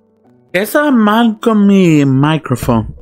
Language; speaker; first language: Spanish; non-native, learner; English